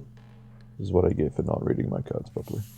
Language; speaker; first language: English; native; English